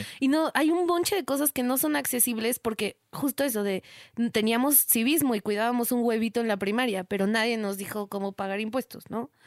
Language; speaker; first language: Spanish; native; Spanish